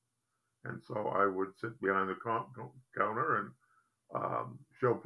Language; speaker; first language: English; native; English